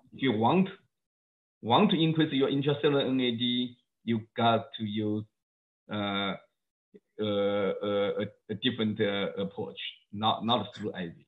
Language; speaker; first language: English; non-native, fluent; Chinese